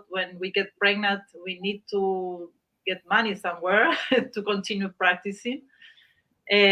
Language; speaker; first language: English; non-native, learner; Spanish